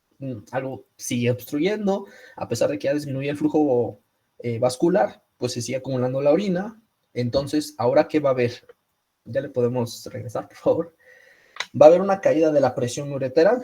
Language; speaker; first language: Spanish; native; Spanish